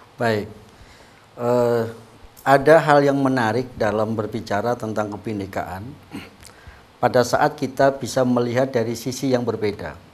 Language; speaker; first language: Indonesian; non-native, local second language; Javanese